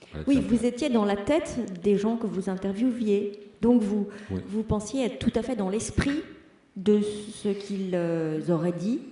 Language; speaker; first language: French; native; French